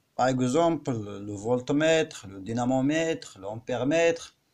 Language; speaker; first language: French; non-native, local second language; Arabic